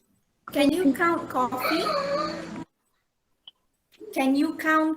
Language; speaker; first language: English; non-native, local second language; Malay